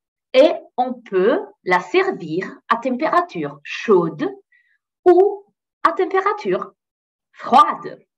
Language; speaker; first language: French; non-native, fluent; Italian